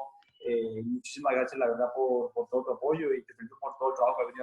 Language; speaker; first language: Spanish; native; Spanish